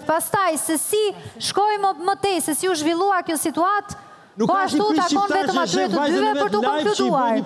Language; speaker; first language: Albanian; native; Albanian